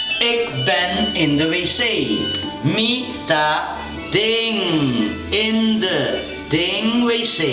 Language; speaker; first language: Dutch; non-native, local second language; Papiamento